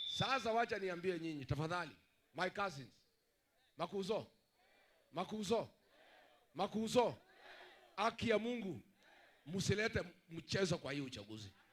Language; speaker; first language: Swahili; non-native, local second language; Kikuyu